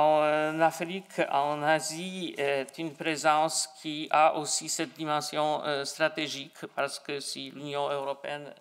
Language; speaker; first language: French; non-native, fluent; Polish